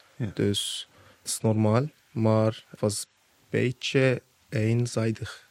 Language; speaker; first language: Dutch; non-native, learner; Turkish